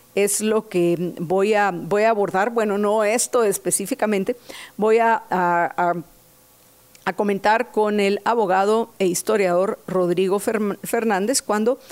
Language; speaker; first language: Spanish; native; Spanish